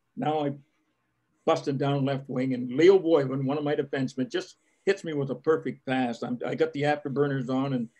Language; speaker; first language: English; native; English